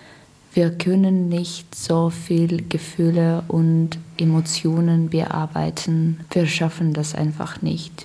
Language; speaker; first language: German; non-native, learner; Russian